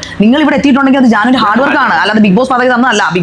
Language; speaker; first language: Malayalam; native; Malayalam